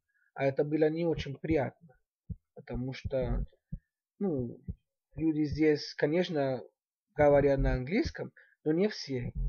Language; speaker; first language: Russian; non-native, learner; Spanish